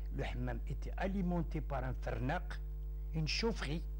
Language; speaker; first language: French; non-native, local second language; Arabic